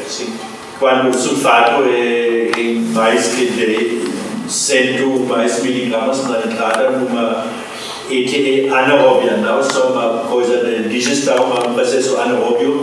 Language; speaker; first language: Portuguese; non-native, fluent; German